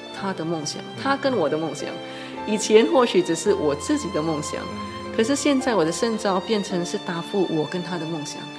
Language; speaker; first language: Chinese; non-native, local second language; English